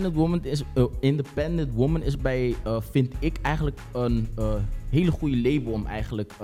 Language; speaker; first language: Dutch; native; Dutch